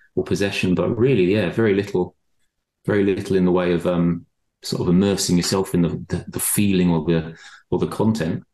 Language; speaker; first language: English; native; English